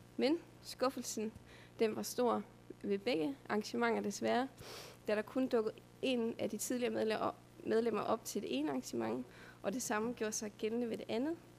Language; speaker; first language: Danish; native; Danish